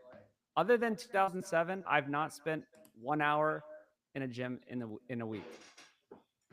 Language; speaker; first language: English; native; English